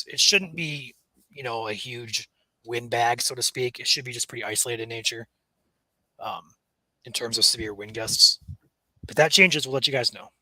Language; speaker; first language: English; native; English